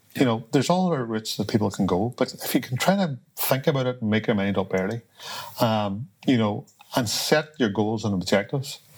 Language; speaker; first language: English; native; English